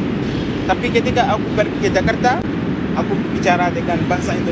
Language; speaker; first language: Indonesian; non-native, fluent; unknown